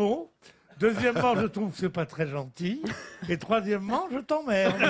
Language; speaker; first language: French; native; French